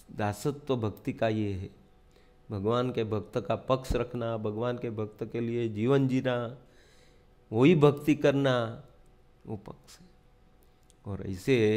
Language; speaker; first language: Hindi; non-native, local second language; Gujarati